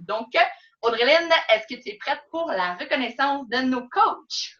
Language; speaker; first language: French; native; French